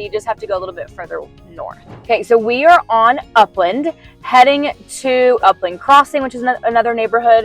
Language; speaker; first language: English; native; English